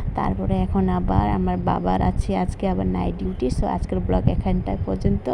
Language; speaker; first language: Bangla; non-native, local second language; Nepali